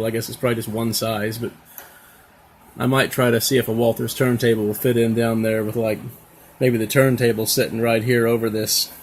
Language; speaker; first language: English; native; English